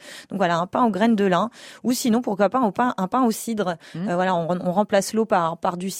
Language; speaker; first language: French; native; French